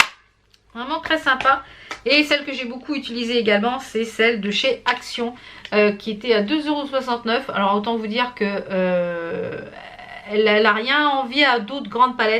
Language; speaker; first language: French; native; French